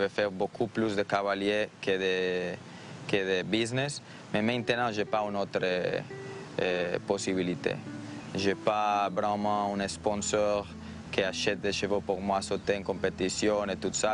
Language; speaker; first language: French; non-native, fluent; Spanish